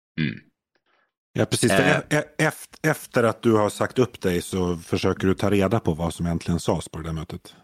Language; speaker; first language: Swedish; native; Swedish